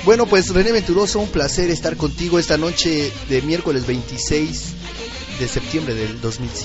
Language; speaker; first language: Spanish; native; Spanish